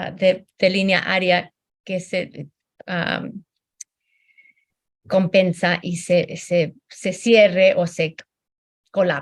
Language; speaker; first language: Spanish; early bilingual, heritage; Spanish